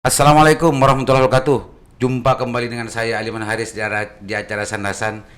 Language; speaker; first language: Indonesian; non-native, local second language; Madurese